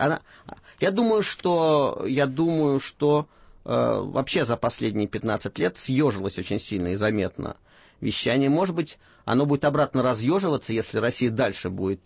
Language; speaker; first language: Russian; native; Russian